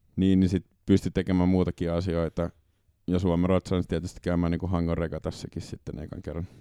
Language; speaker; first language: Finnish; native; Finnish